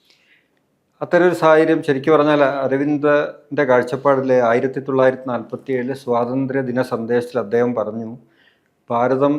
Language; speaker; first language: Malayalam; native; Malayalam